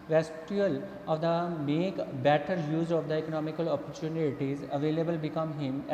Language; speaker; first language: English; non-native, local second language; Punjabi